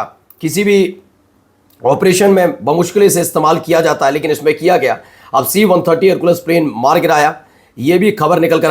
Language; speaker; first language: Hindi; native; Hindi